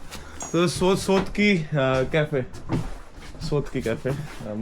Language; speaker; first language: Polish; non-native, learner; Hindi